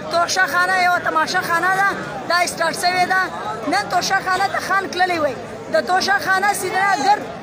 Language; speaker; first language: Pashto; native; Pashto